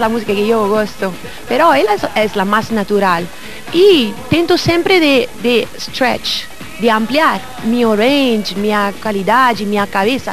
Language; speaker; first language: Portuguese; non-native, learner; Italian